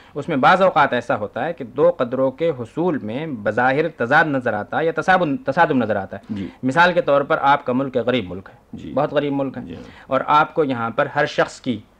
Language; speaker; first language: Urdu; native; Urdu